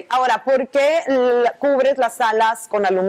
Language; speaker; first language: Spanish; native; Spanish